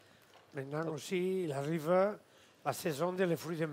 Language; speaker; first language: French; non-native, fluent; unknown